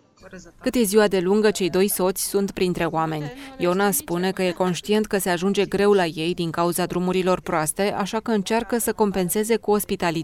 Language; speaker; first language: Romanian; native; Romanian